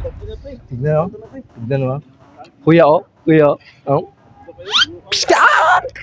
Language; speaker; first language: Filipino; non-native, local second language; Cebuano